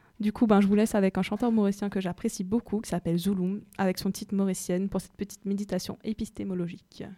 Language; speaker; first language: French; native; French